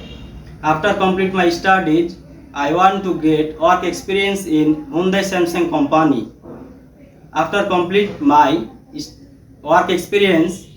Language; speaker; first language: English; non-native, learner; Bangla